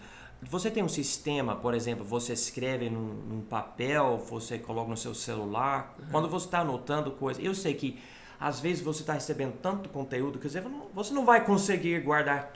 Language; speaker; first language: Portuguese; non-native, fluent; English